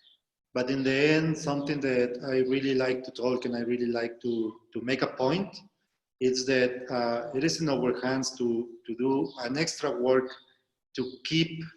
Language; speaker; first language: English; non-native, fluent; Spanish